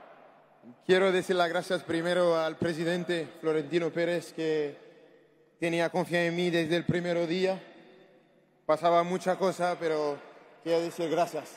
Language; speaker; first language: Spanish; non-native, learner; French